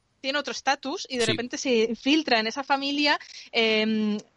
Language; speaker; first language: Spanish; native; Spanish